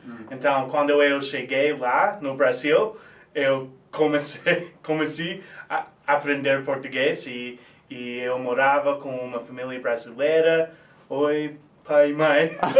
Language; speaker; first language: Portuguese; non-native, fluent; English